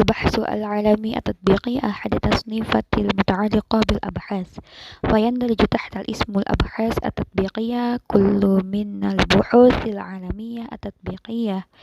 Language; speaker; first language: Arabic; non-native, learner; Indonesian